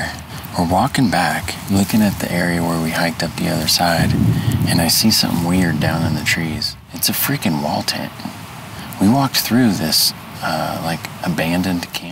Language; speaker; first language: English; native; English